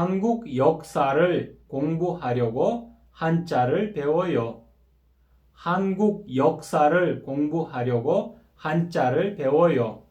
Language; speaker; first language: Korean; non-native, fluent; Kyrgyz